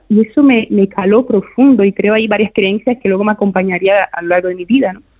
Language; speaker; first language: Spanish; early bilingual, other home language; Portuguese